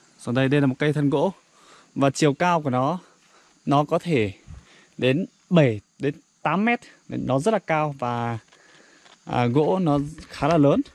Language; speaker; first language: Vietnamese; non-native, local second language; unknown